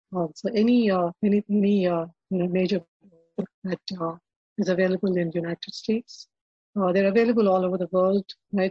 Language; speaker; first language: English; non-native, local second language; Telugu